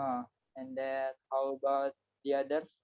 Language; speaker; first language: English; non-native, learner; Indonesian